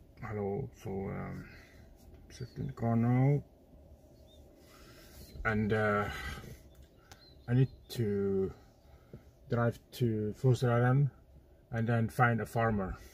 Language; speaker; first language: English; non-native, fluent; Norwegian